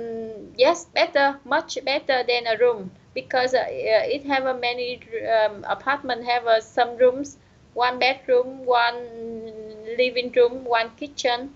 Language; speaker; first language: English; non-native, learner; Vietnamese